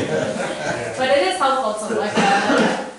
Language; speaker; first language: English; native; English